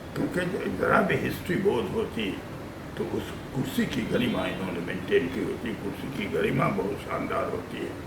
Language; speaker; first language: Hindi; native; Hindi